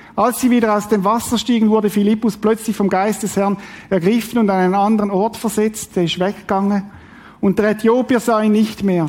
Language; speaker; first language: German; native; German